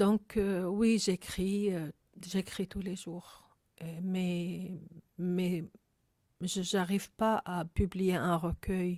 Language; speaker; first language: French; non-native, fluent; Arabic